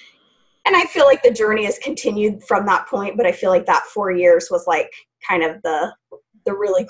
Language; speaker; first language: English; native; English